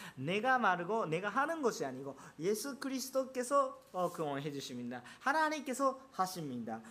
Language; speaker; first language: Korean; non-native, fluent; Japanese